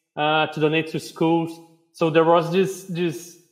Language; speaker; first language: English; non-native, fluent; Portuguese